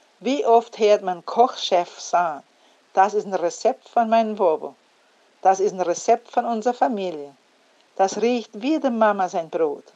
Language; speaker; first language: German; early bilingual, heritage; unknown